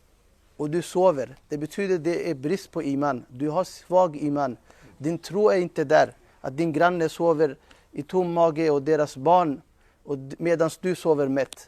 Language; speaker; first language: Swedish; non-native, fluent; Urdu